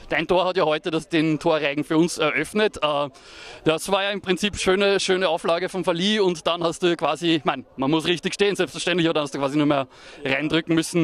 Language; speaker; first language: German; native; German